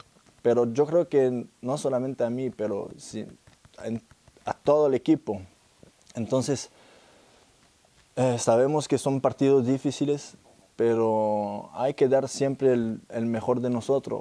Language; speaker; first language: Spanish; non-native, fluent; French